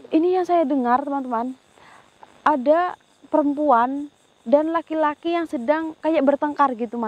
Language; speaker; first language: Indonesian; native; Indonesian